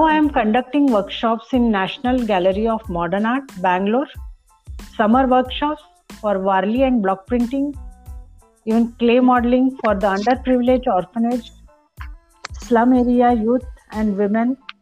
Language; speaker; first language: English; non-native, local second language; Marathi